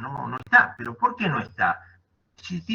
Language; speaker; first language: Spanish; native; Spanish